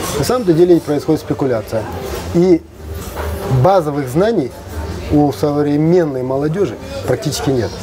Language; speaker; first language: Russian; non-native, local second language; Kazakh